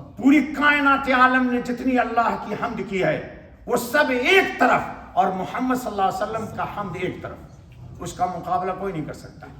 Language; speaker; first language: Urdu; native; Urdu